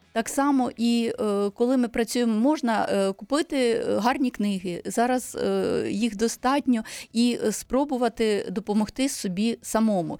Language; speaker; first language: Ukrainian; native; Ukrainian